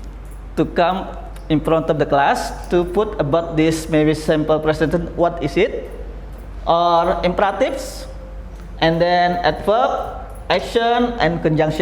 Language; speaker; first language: English; non-native, learner; Indonesian